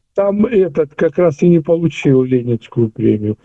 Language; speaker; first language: Russian; native; Russian